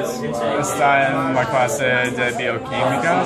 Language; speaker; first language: Spanish; non-native, learner; English